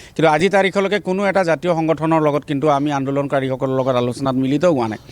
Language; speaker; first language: Assamese; non-native, local second language; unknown